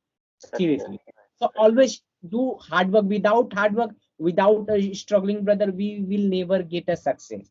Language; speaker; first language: English; non-native, fluent; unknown